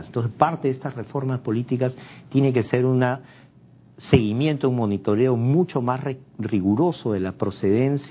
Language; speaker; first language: Spanish; native; Spanish